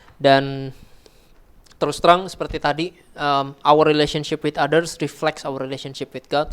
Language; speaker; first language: English; non-native, local second language; Indonesian